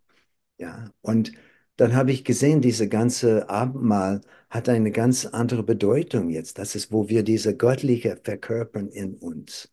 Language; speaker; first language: German; non-native, fluent; English